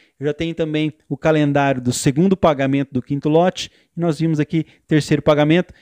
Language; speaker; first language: Portuguese; native; Portuguese